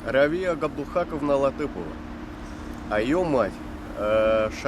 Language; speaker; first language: Russian; early bilingual, heritage; Dutch